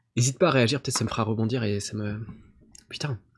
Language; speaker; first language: French; native; French